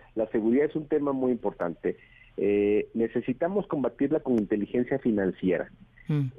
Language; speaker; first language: Spanish; native; Spanish